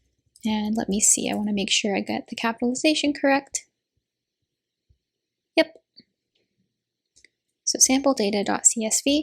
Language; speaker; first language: English; native; English